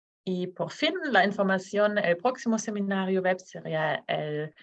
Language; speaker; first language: Spanish; non-native, fluent; Norwegian